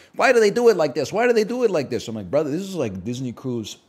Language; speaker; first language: English; native; English